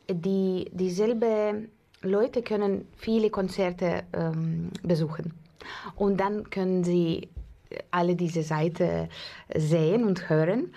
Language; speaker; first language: German; non-native, learner; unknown